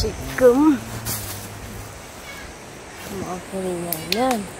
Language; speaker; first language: Korean; non-native, local second language; Khmer